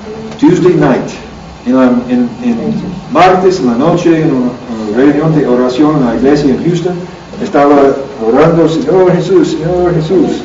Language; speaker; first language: Spanish; non-native, learner; English